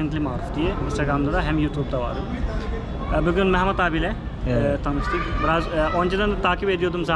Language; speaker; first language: Turkish; non-native, fluent; Urdu